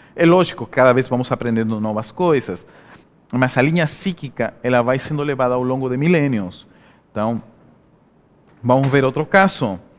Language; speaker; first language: Portuguese; non-native, fluent; Spanish